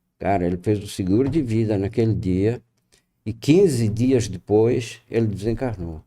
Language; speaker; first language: Portuguese; native; Portuguese